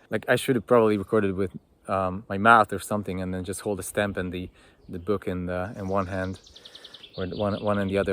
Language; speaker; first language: English; non-native, fluent; Hungarian